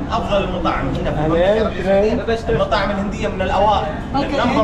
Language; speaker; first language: Arabic; native; Arabic